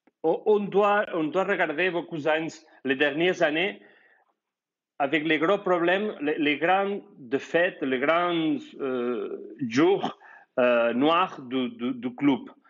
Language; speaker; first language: French; non-native, fluent; Spanish